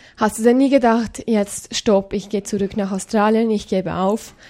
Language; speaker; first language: German; native; German